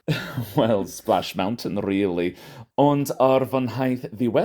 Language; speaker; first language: Welsh; non-native, fluent; English